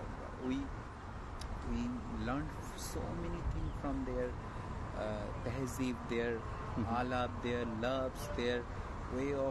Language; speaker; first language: English; non-native, learner; Bangla